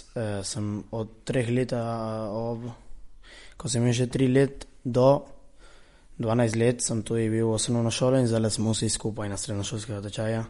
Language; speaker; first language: Slovenian; early bilingual, heritage; Spanish